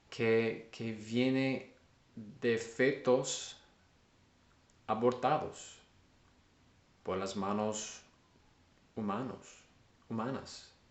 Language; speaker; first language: Spanish; non-native, learner; English